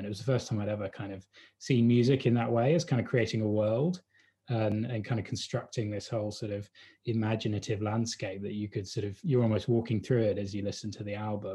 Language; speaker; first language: English; native; English